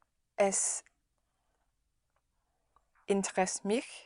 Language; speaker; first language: German; non-native, learner; English